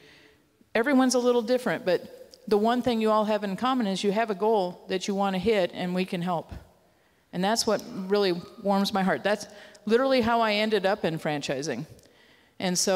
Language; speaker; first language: English; native; English